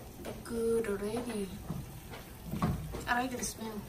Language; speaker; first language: English; non-native, learner; Thai